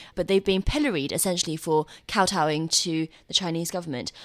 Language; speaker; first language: English; non-native, fluent; Chinese